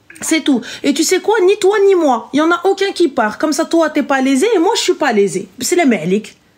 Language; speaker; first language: French; early bilingual, other home language; Arabic